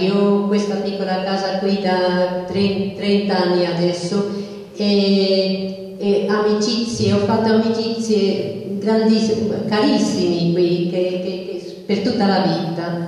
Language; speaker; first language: Italian; non-native, fluent; English